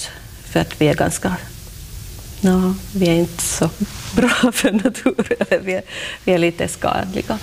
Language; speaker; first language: Swedish; non-native, local second language; Finnish